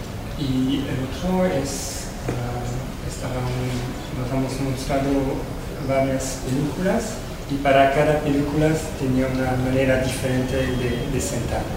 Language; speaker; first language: Spanish; non-native, fluent; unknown